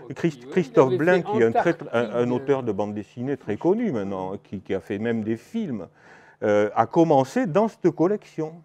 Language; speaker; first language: French; native; French